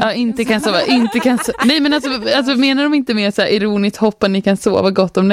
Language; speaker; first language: Swedish; native; Swedish